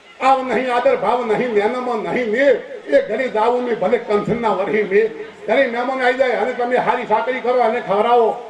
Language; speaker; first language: Gujarati; native; Gujarati